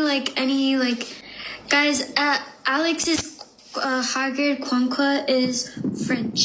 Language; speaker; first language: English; non-native, learner; Amharic